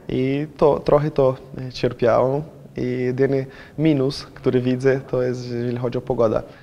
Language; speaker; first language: Polish; non-native, fluent; Portuguese